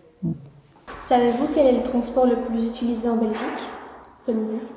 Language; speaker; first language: French; native; French